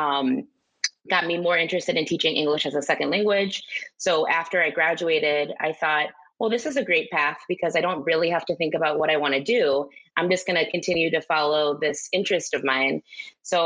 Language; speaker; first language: English; native; English